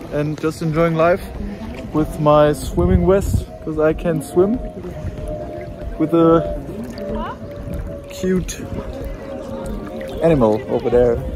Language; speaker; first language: English; non-native, fluent; German